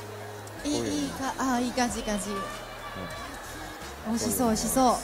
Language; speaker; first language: Japanese; native; Japanese